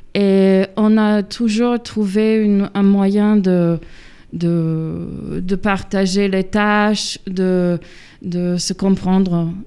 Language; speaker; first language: French; non-native, fluent; English